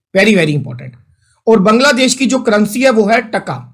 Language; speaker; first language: Hindi; non-native, local second language; Punjabi